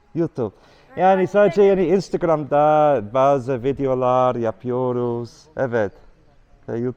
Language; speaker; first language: Turkish; non-native, learner; English